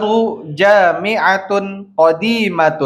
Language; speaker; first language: Arabic; non-native, learner; Indonesian